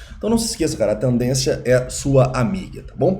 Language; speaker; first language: Portuguese; native; Portuguese